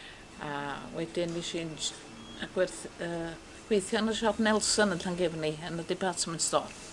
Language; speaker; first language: Welsh; native; Welsh